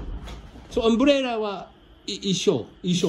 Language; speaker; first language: Japanese; non-native, learner; Portuguese